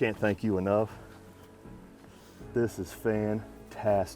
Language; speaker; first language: English; native; English